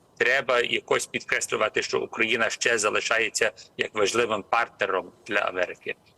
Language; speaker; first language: Ukrainian; early bilingual, heritage; Ukrainian